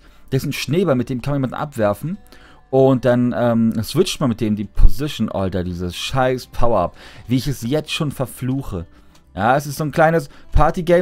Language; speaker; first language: German; native; German